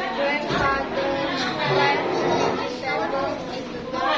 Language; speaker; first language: English; non-native, learner; Indonesian